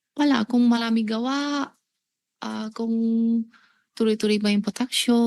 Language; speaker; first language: Filipino; non-native, learner; Chinese